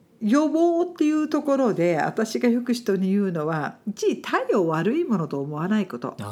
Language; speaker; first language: Japanese; non-native, fluent; English